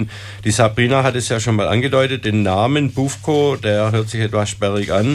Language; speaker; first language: German; native; German